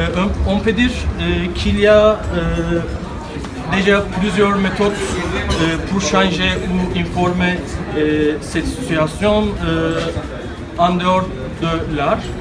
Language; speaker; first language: French; non-native, learner; Turkish